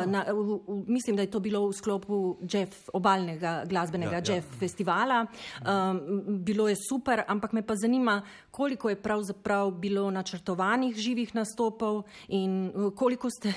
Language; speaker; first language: Slovenian; native; Slovenian